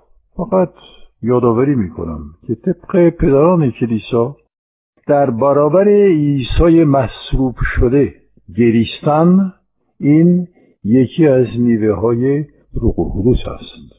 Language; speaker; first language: Persian; non-native, fluent; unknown